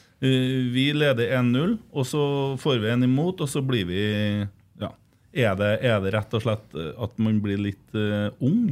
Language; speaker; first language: Norwegian; native; Norwegian